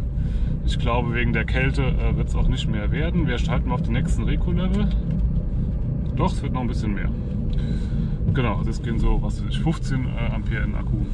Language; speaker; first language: German; native; German